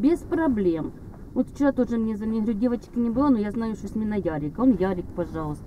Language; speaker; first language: Russian; native; Russian